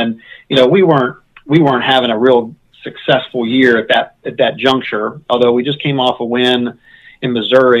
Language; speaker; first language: English; native; English